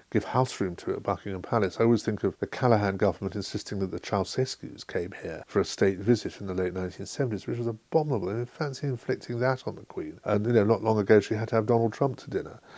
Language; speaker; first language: English; native; English